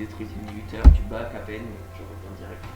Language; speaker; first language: French; native; French